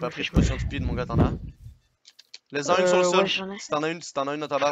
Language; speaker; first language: French; native; French